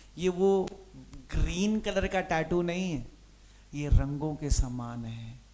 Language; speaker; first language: Hindi; non-native, local second language; Punjabi